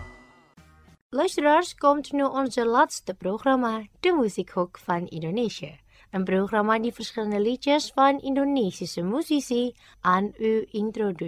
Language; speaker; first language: Dutch; non-native, fluent; Indonesian